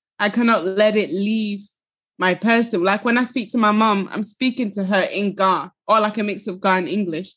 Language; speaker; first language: English; early bilingual, other home language; Ga